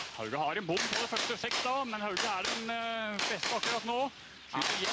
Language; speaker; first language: Norwegian; native; Norwegian